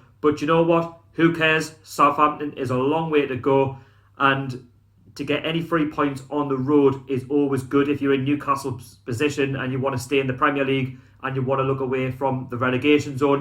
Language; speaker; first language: English; native; English